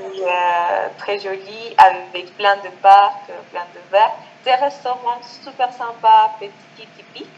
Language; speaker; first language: French; non-native, fluent; Spanish